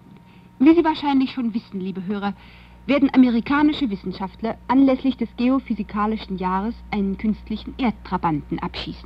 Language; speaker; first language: German; native; German